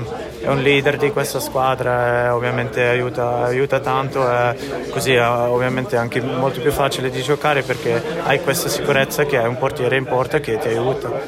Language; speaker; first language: Italian; non-native, local second language; Swiss German